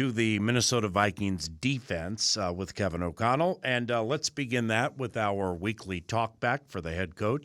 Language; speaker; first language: English; native; English